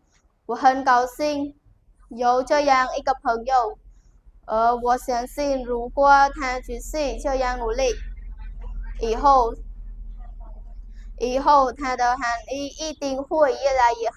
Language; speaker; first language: Chinese; non-native, learner; Khmer